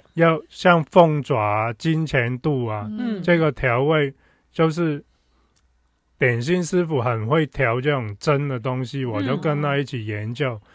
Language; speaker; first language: Chinese; non-native, local second language; Cantonese